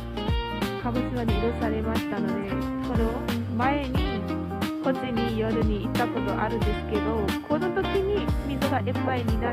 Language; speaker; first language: Japanese; non-native, learner; Burmese